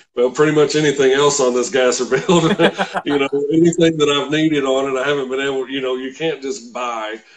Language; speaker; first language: English; native; English